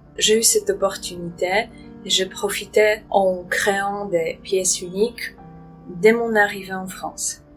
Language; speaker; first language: French; non-native, fluent; Polish